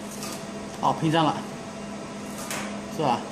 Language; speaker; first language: Chinese; native; Chinese